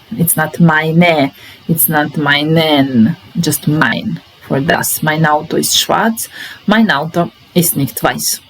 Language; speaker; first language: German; non-native, fluent; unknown